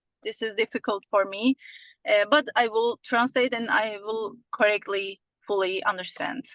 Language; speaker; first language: English; non-native, learner; Turkish